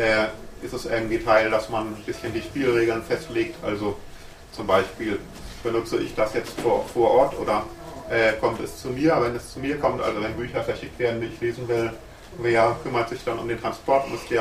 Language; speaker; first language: German; native; German